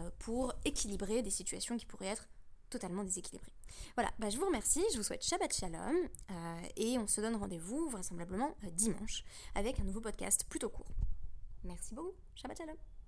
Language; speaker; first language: French; native; French